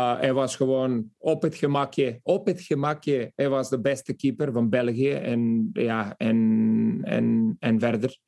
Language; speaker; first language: Dutch; non-native, fluent; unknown